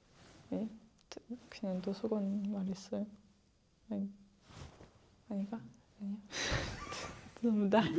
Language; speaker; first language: Korean; non-native, learner; French